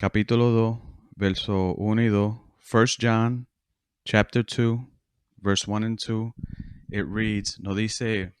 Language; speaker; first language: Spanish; early bilingual, heritage; Spanish